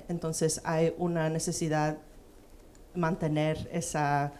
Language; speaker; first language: Spanish; non-native, fluent; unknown